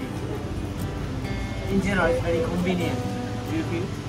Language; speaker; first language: English; non-native, learner; Japanese